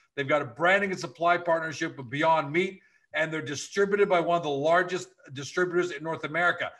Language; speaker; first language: English; native; English